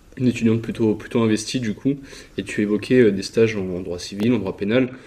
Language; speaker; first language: French; native; French